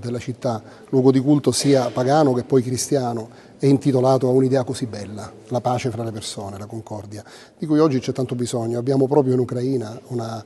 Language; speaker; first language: Italian; native; Italian